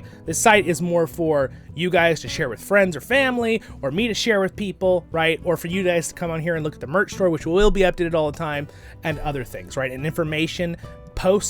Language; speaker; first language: English; native; English